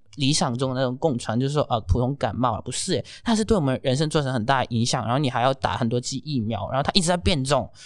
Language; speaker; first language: Chinese; non-native, fluent; Cantonese